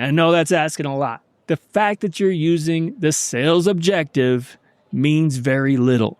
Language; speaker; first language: English; native; English